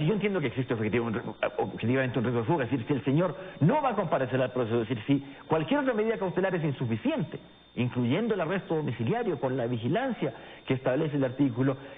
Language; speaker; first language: Spanish; native; Spanish